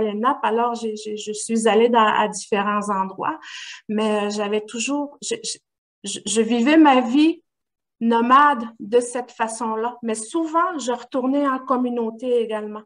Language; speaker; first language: French; non-native, local second language; Innu-aimun